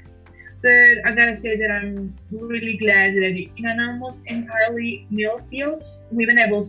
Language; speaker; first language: English; non-native, fluent; Italian